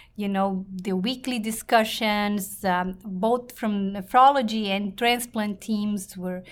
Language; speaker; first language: English; non-native, fluent; Portuguese